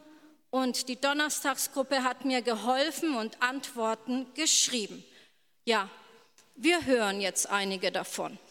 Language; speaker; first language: German; native; German